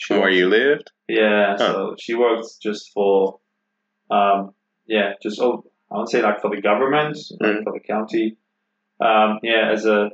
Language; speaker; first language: English; non-native, fluent; Polish